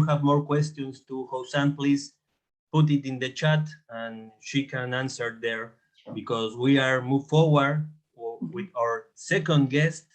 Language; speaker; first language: English; non-native, fluent; Spanish